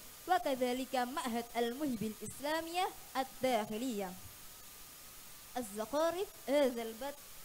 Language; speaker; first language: Arabic; non-native, learner; Indonesian